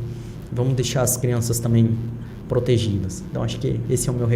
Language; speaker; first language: Portuguese; native; Portuguese